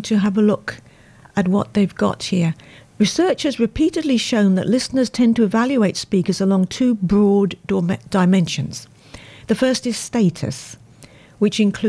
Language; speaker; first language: English; native; English